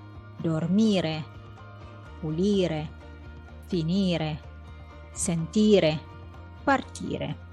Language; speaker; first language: Italian; non-native, fluent; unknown